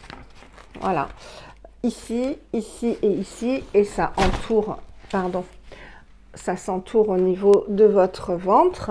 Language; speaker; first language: French; native; French